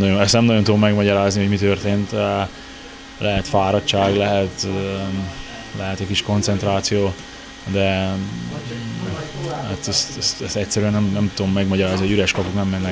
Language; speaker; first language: Hungarian; native; Hungarian